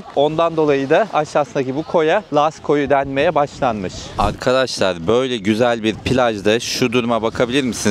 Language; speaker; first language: Turkish; native; Turkish